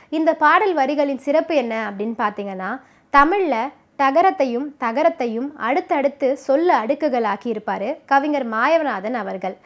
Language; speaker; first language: Tamil; native; Tamil